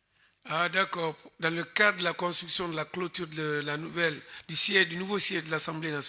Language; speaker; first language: French; native; French